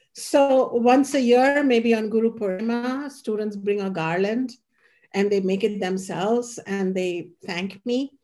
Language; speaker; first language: English; non-native, local second language; Hindi